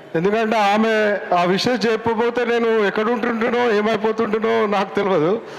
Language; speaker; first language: Telugu; native; Telugu